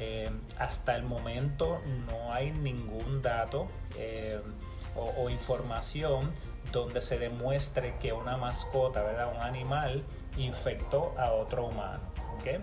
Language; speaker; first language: Spanish; native; Spanish